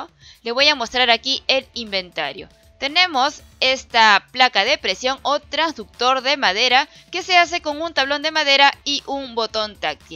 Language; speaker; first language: Spanish; native; Spanish